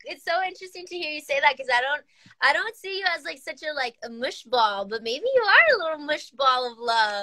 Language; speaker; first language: English; early bilingual, other home language; Spanish